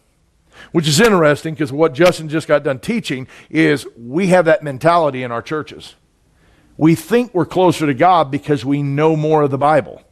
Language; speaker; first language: English; native; English